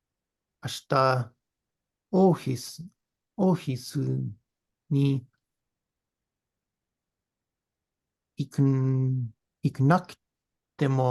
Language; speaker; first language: Japanese; non-native, learner; English